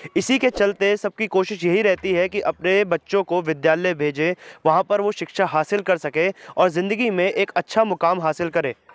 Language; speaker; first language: Hindi; native; Hindi